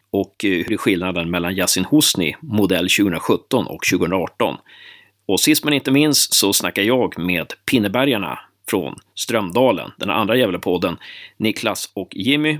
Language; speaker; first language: Swedish; native; Swedish